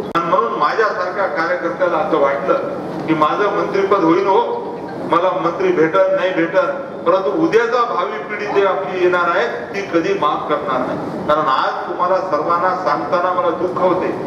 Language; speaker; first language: Marathi; non-native, local second language; Lambadi